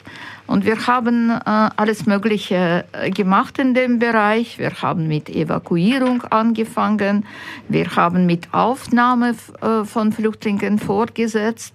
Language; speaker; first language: German; non-native, fluent; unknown